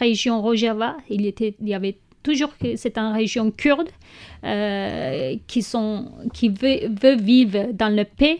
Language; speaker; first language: French; non-native, learner; Kurdish